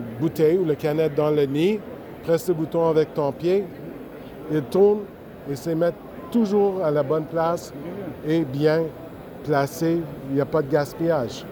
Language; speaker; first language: French; non-native, local second language; English